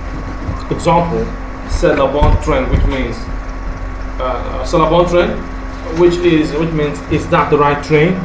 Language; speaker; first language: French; non-native, learner; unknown